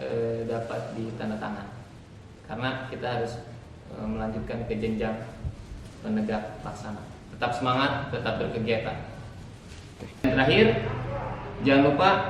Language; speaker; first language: Indonesian; native; Indonesian